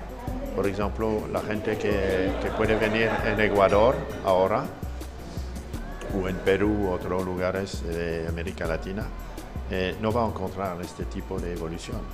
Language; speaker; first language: Spanish; non-native, fluent; French